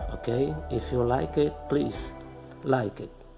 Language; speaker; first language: English; non-native, learner; Portuguese